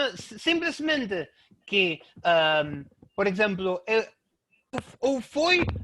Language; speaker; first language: Portuguese; non-native, fluent; Spanish